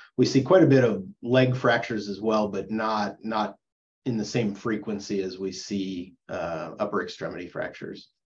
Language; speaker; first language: English; native; English